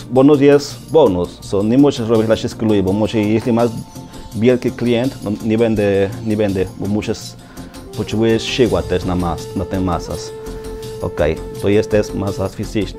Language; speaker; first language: Polish; non-native, learner; Spanish